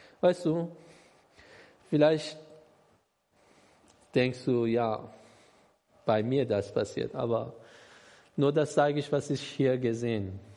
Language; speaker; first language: German; non-native, learner; Persian